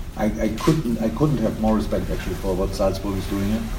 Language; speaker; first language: English; non-native, fluent; German